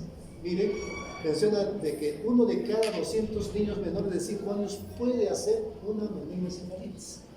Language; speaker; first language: Spanish; native; Spanish